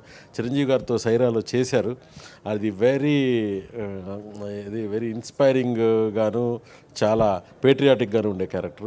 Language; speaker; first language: Telugu; native; Telugu